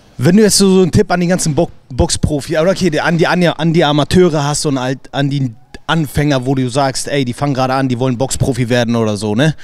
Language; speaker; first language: German; native; German